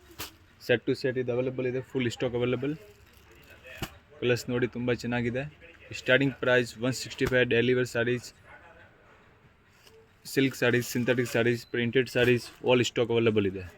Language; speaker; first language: Kannada; non-native, local second language; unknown